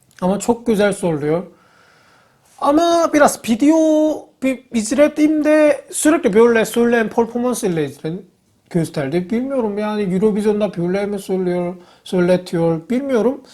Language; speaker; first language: Turkish; non-native, fluent; Korean